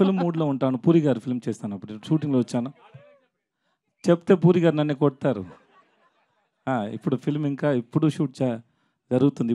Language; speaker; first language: Telugu; non-native, learner; Tamil